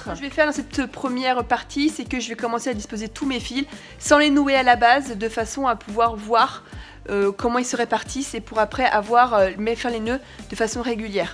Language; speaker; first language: French; native; French